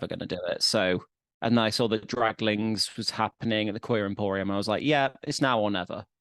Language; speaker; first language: English; native; English